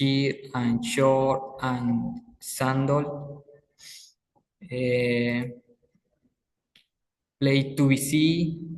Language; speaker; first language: English; non-native, learner; Spanish